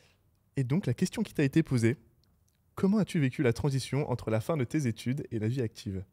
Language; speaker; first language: French; native; French